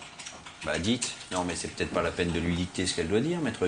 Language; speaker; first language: French; native; French